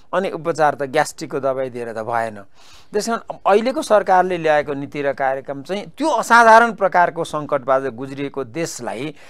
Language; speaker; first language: Nepali; native; Nepali